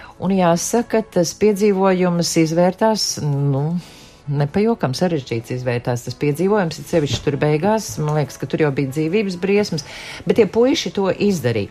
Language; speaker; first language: Latvian; native; Latvian